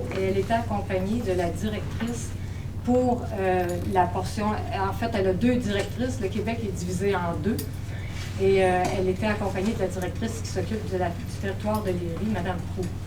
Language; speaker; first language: French; native; French